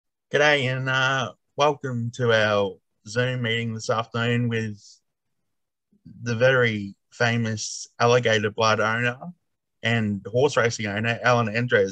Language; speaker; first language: English; native; English